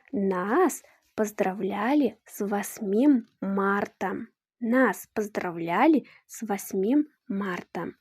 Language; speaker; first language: Russian; non-native, fluent; Uzbek